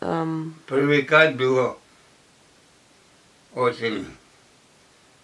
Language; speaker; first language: Russian; non-native, local second language; Ukrainian